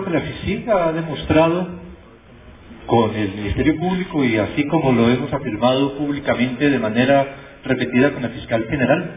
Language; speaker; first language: Spanish; native; Spanish